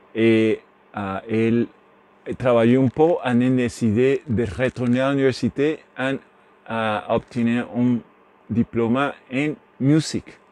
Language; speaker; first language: French; non-native, learner; Spanish